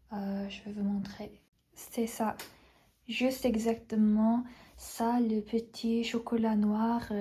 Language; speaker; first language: French; non-native, fluent; Korean